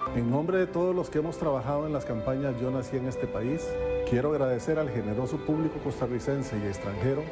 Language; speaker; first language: Spanish; native; Spanish